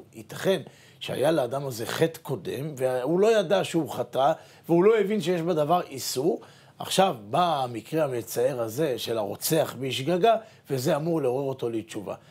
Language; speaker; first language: Hebrew; native; Hebrew